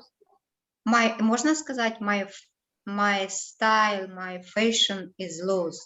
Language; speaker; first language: English; non-native, learner; Russian